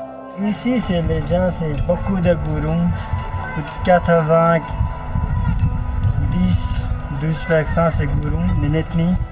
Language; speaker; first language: French; non-native, learner; Nepali